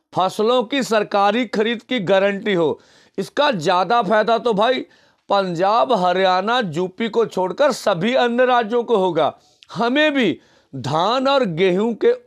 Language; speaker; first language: Hindi; non-native, local second language; Punjabi